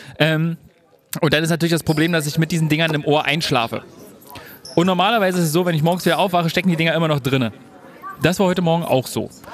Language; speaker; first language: German; native; German